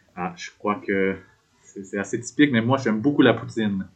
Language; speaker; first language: French; native; French